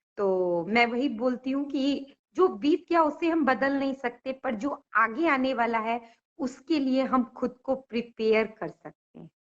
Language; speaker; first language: Hindi; native; Hindi